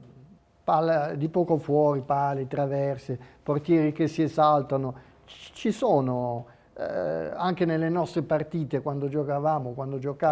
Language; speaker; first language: Italian; native; Italian